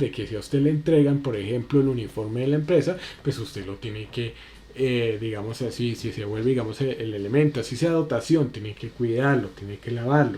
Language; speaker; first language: Spanish; native; Spanish